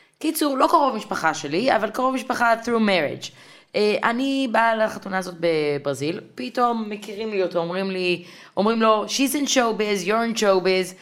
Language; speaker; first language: Hebrew; native; Hebrew